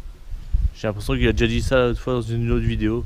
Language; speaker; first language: French; native; French